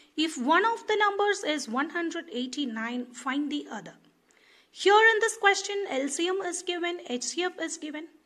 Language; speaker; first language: English; non-native, local second language; Tamil